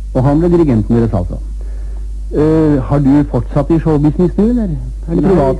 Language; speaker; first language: Norwegian; native; Norwegian